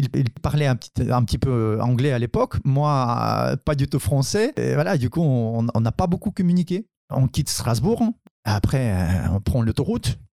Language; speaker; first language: French; non-native, fluent; Ukrainian